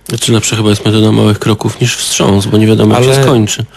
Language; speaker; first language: Polish; native; Polish